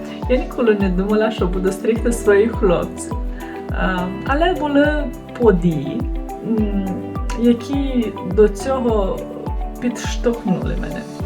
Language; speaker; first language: Ukrainian; non-native, fluent; Romanian